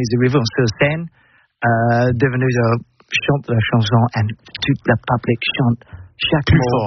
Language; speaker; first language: French; non-native, learner; English